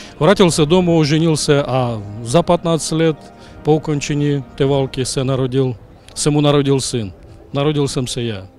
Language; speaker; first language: Czech; non-native, fluent; Russian